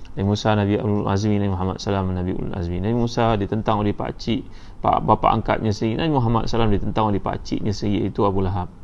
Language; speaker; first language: Malay; native; Malay